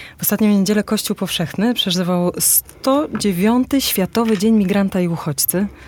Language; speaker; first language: Polish; native; Polish